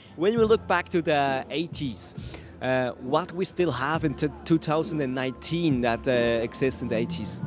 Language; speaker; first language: English; non-native, learner; Swiss German